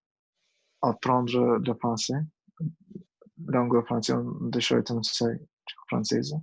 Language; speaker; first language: French; non-native, learner; Albanian